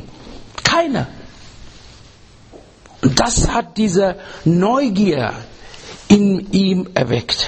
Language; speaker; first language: German; non-native, learner; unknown